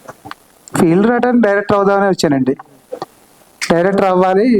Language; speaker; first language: Telugu; native; Telugu